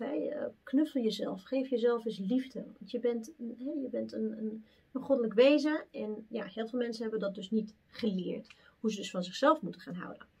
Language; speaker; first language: Dutch; native; Dutch